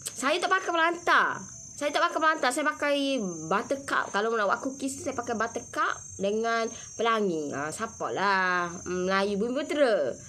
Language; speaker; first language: Malay; native; Malay